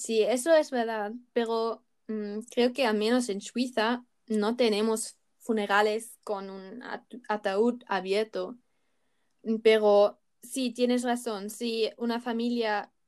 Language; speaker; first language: Spanish; non-native, learner; German